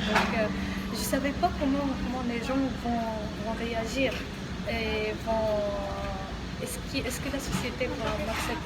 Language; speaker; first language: French; non-native, local second language; Arabic